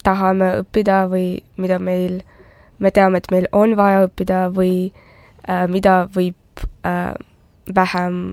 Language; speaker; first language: Estonian; non-native, local second language; Russian